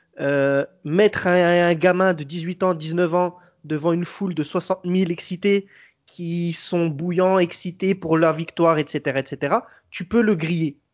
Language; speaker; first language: French; native; French